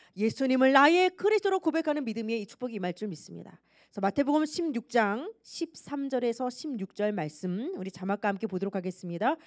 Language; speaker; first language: Korean; native; Korean